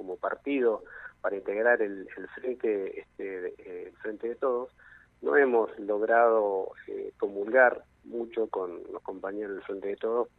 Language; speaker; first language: Spanish; native; Spanish